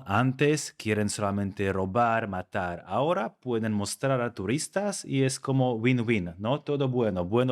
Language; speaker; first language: Spanish; non-native, fluent; Slovak